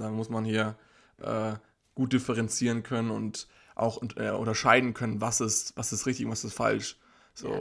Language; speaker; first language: German; native; German